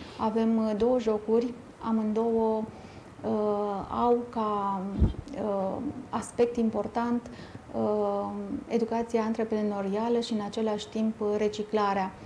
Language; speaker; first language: Romanian; native; Romanian